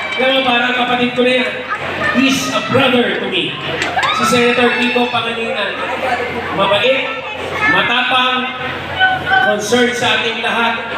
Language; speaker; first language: Filipino; native; Filipino